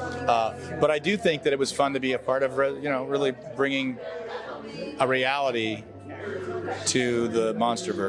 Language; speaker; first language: English; native; English